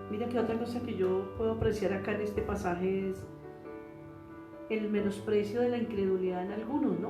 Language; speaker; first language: Spanish; native; Spanish